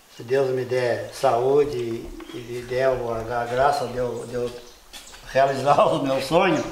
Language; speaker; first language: Portuguese; native; Portuguese